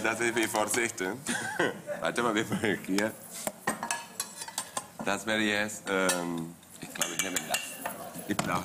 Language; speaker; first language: German; non-native, fluent; Spanish